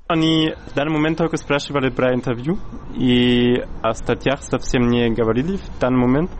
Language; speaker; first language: Russian; non-native, fluent; German